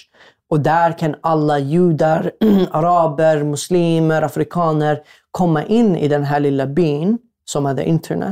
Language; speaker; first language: Swedish; non-native, fluent; Arabic